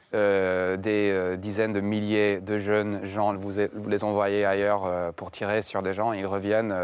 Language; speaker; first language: French; non-native, fluent; English